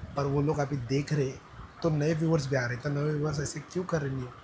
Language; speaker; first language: Hindi; non-native, local second language; Marathi